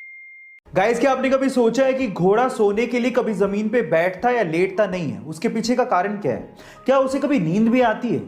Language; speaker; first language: Hindi; native; Hindi